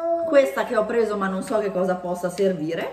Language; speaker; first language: Italian; native; Italian